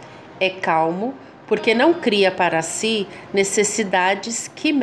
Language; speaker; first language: Portuguese; native; Portuguese